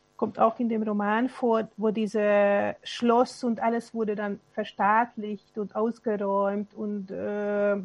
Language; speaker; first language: German; non-native, fluent; Hungarian